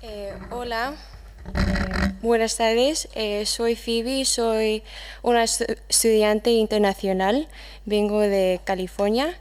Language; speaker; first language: Spanish; non-native, fluent; English